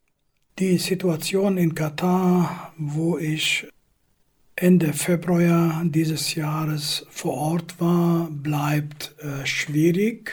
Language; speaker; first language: German; non-native, fluent; Kurdish